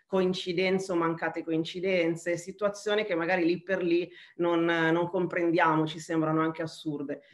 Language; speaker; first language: Italian; native; Italian